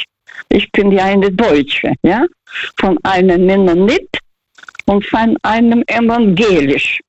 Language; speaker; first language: German; non-native, fluent; Russian